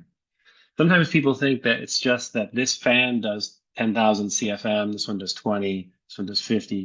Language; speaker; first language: English; native; English